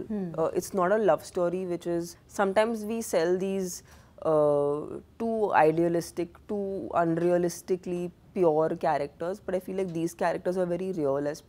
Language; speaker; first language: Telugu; non-native, local second language; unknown